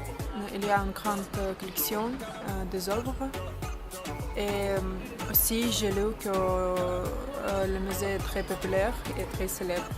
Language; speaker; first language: French; non-native, learner; Russian